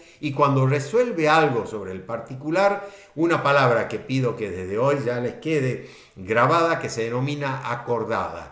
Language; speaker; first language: Spanish; native; Spanish